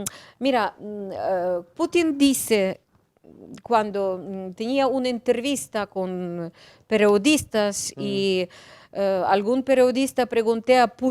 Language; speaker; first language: Spanish; non-native, learner; Ukrainian